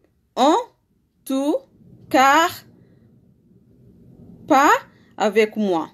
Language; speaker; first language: French; non-native, learner; Arabic